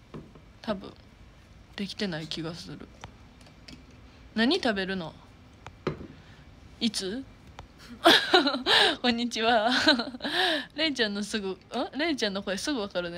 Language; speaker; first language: Japanese; native; Japanese